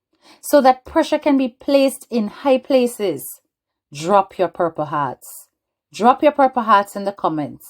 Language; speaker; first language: English; native; English